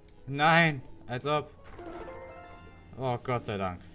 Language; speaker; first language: German; native; German